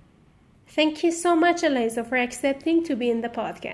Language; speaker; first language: English; non-native, fluent; Persian